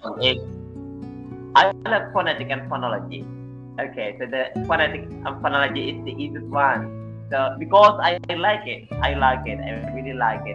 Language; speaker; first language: English; non-native, fluent; Indonesian